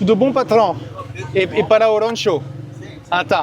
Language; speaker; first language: Portuguese; non-native, learner; French